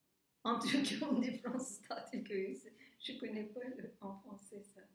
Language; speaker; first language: French; non-native, fluent; Turkish